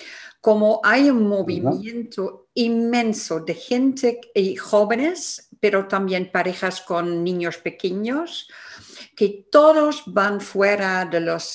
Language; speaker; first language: Spanish; non-native, fluent; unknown